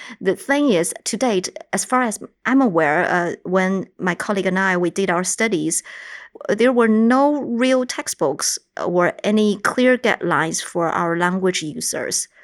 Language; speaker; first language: English; non-native, fluent; Chinese